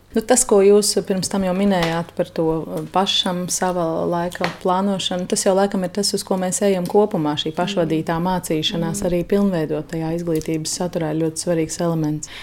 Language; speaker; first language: Latvian; native; Latvian